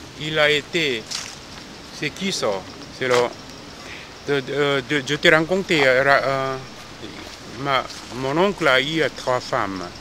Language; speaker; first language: French; non-native, fluent; Korean